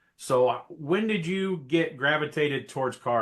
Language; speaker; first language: English; native; English